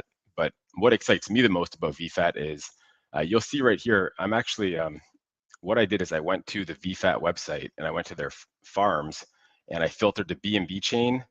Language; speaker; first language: English; native; English